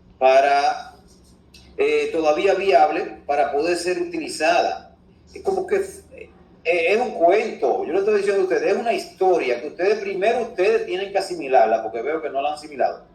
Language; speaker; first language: Spanish; native; Spanish